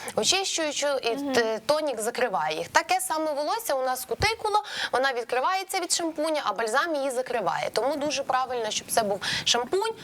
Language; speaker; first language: Ukrainian; native; Ukrainian